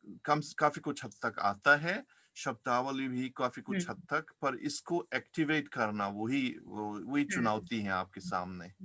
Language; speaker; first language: Hindi; non-native, fluent; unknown